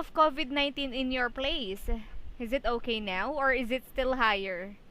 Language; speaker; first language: English; non-native, fluent; Filipino